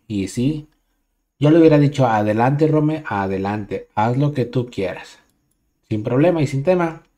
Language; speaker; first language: Spanish; native; Spanish